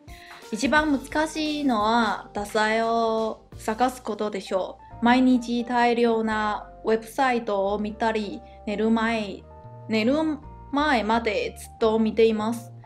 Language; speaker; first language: Japanese; non-native, fluent; Chinese